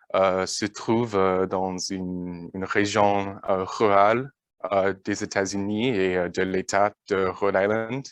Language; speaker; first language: French; non-native, learner; English